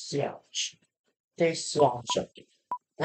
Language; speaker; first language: Russian; non-native, learner; English